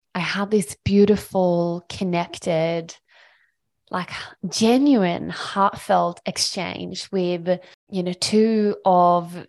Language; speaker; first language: English; non-native, fluent; Swedish